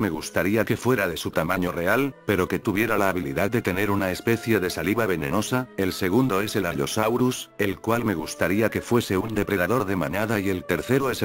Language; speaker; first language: Spanish; native; Spanish